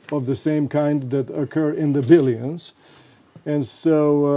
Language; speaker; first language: English; non-native, fluent; Romanian